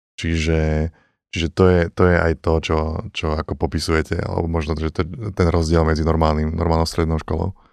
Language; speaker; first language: Slovak; native; Slovak